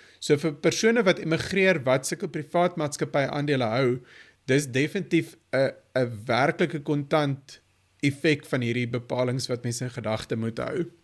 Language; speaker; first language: Afrikaans; native; Afrikaans